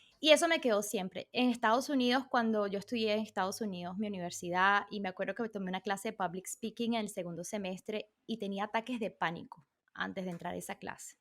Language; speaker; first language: Spanish; early bilingual, other home language; Portuguese